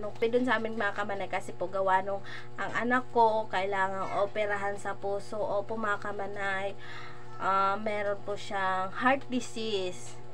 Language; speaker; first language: Filipino; non-native, local second language; Bikol